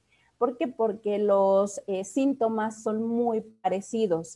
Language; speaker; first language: Spanish; native; Spanish